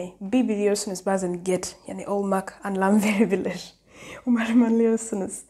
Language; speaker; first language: Turkish; non-native, learner; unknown